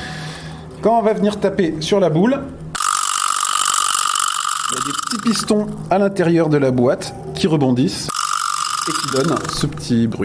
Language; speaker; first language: French; native; French